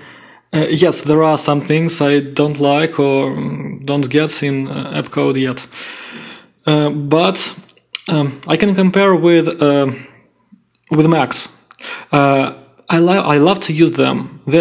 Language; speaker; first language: English; non-native, fluent; Russian